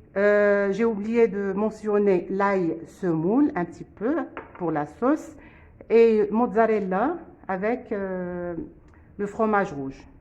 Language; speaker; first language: French; non-native, local second language; Arabic